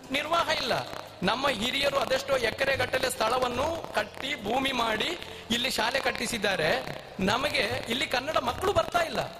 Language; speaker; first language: Kannada; native; Kannada